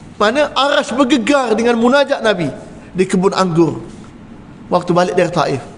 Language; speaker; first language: Malay; native; Malay